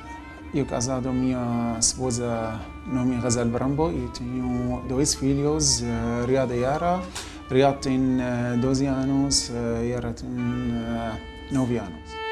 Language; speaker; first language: Portuguese; non-native, learner; Arabic